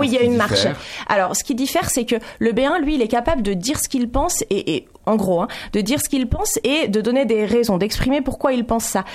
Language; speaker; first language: French; native; French